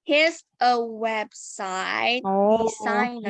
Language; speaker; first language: English; non-native, learner; Indonesian